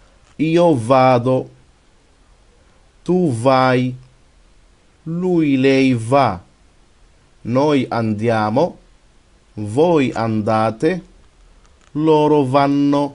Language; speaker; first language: Italian; non-native, fluent; Arabic